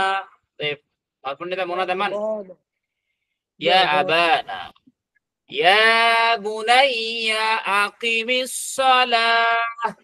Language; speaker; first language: Arabic; non-native, fluent; Bangla